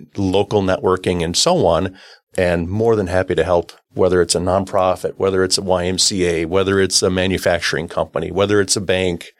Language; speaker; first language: English; native; English